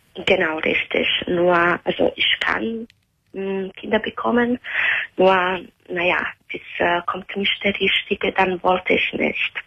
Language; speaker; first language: German; non-native, learner; Italian